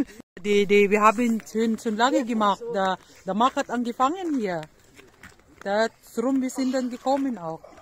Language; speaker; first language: German; non-native, learner; Filipino